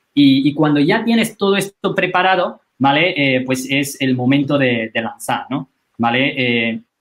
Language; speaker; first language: Spanish; non-native, fluent; Chinese